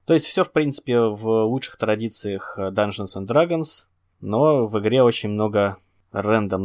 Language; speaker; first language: Russian; native; Russian